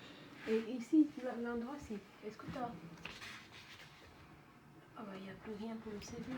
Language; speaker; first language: French; native; French